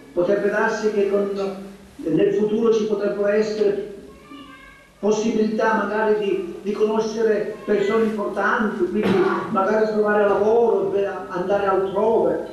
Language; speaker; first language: Italian; native; Italian